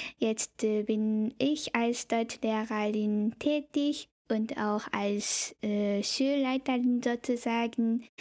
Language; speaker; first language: German; non-native, fluent; Japanese